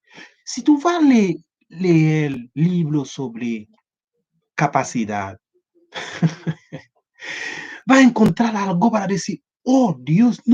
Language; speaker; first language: Spanish; non-native, learner; Haitian Creole